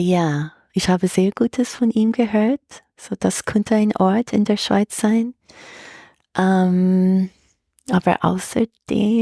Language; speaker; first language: German; non-native, fluent; English